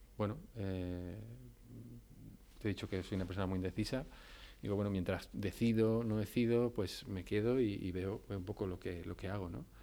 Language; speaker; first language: Spanish; native; Spanish